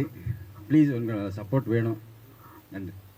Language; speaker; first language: Tamil; non-native, learner; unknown